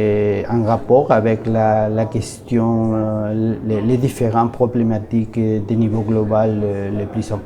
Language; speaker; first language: French; non-native, learner; Spanish